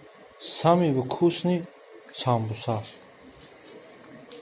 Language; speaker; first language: Russian; non-native, learner; Tajik